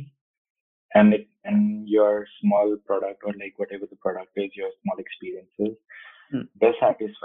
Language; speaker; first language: English; non-native, local second language; Hindi